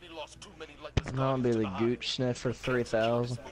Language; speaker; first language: English; native; English